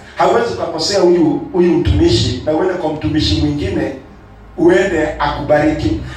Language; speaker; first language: Swahili; non-native, local second language; Kikuyu